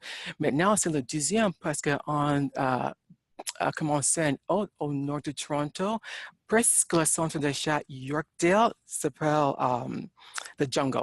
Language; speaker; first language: French; non-native, learner; English